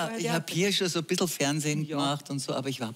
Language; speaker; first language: German; native; German